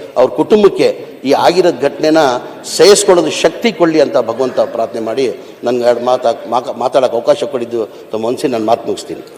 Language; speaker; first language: Kannada; non-native, local second language; Urdu